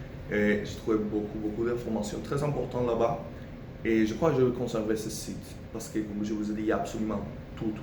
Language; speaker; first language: French; non-native, fluent; Spanish